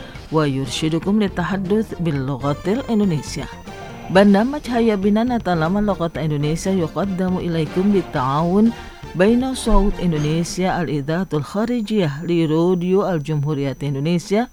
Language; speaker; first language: Arabic; non-native, fluent; Indonesian